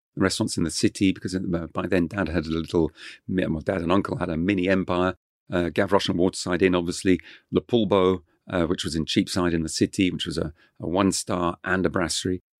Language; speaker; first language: English; non-native, local second language; French